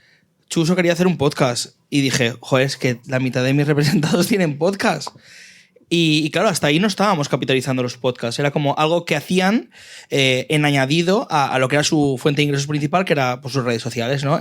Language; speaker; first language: Spanish; native; Spanish